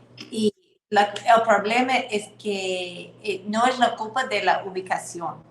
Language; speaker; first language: Spanish; non-native, fluent; English